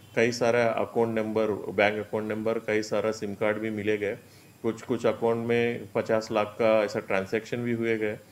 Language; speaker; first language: Hindi; non-native, local second language; Marathi